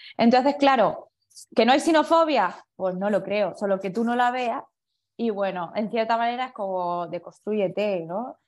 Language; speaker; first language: Spanish; early bilingual, other home language; Chinese